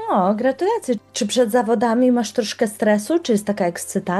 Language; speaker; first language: Polish; native; Polish